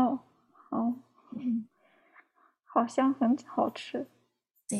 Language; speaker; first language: Chinese; non-native, learner; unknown